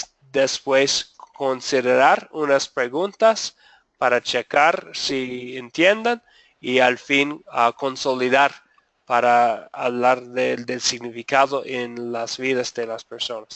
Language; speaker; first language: Spanish; non-native, fluent; English